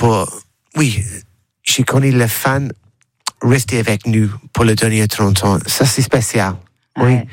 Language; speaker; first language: French; non-native, learner; English